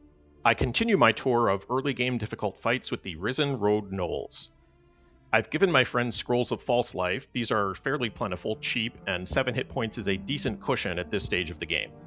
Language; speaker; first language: English; native; English